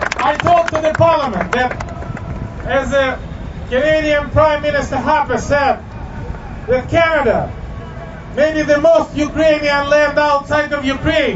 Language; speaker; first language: English; non-native, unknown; Ukrainian